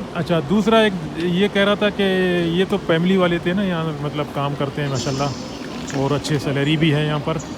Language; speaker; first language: Urdu; native; Urdu